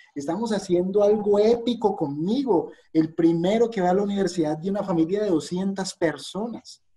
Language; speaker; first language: Spanish; native; Spanish